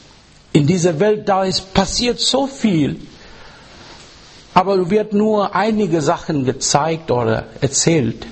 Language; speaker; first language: German; non-native, learner; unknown